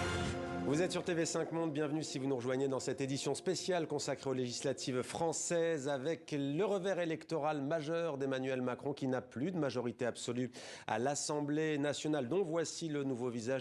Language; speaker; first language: French; native; French